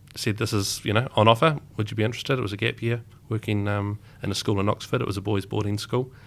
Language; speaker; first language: English; native; English